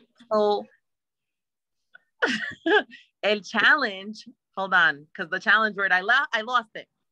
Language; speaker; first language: English; early bilingual, other home language; Spanish